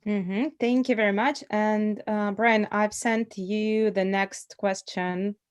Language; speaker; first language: English; non-native, fluent; Russian